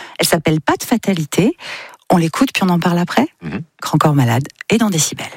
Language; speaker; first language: French; native; French